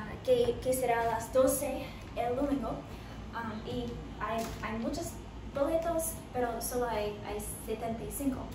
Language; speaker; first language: Spanish; non-native, learner; English